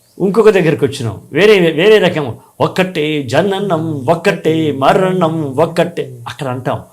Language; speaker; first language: Telugu; native; Telugu